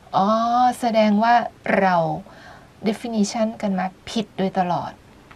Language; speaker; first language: Thai; native; Thai